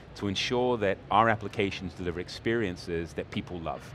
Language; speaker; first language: English; native; English